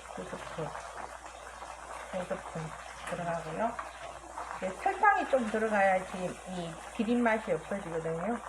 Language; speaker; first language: Korean; native; Korean